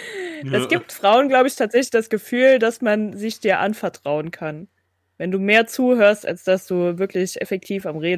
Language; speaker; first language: German; native; German